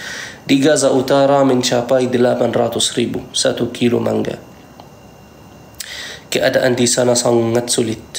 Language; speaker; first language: Indonesian; non-native, fluent; Arabic